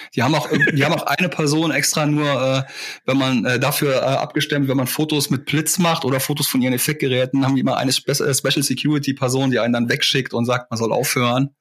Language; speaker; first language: German; native; German